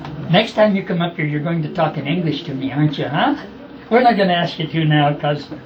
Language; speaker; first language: English; native; English